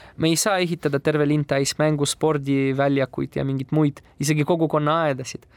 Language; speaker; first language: Estonian; non-native, local second language; Russian